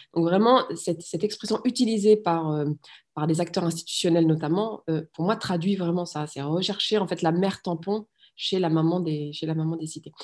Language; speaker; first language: French; early bilingual, other home language; Riffian